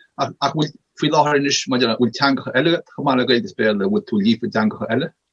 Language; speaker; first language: Irish; native; Irish